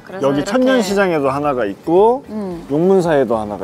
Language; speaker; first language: Korean; native; Korean